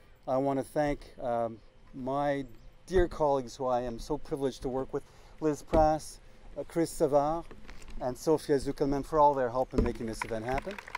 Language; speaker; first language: English; native; English